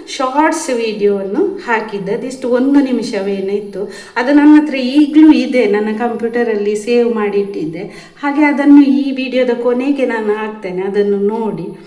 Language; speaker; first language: Kannada; non-native, local second language; Tulu